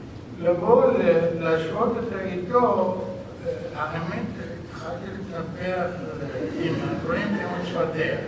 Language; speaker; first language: Hebrew; non-native, fluent; Arabic